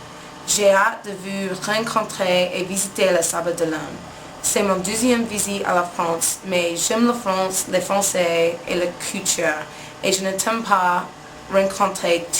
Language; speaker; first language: French; non-native, learner; English